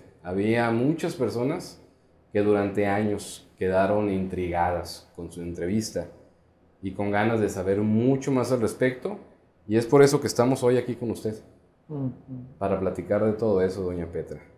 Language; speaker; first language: Spanish; native; Spanish